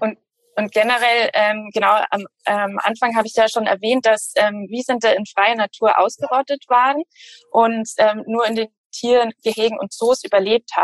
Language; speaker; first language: German; native; German